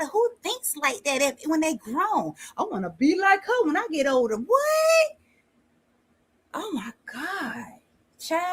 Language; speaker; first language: English; native; English